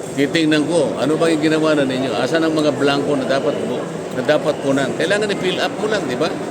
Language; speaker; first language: Filipino; native; Filipino